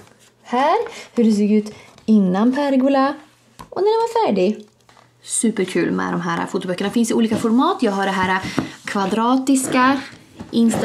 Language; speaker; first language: Swedish; native; Swedish